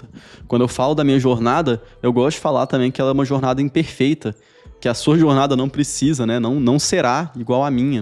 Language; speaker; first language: Portuguese; native; Portuguese